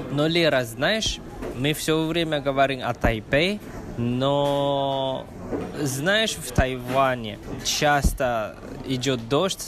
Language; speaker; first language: Russian; non-native, fluent; Chinese